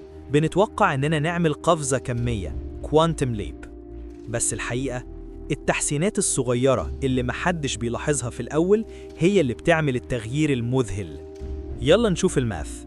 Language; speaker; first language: Arabic; native; Arabic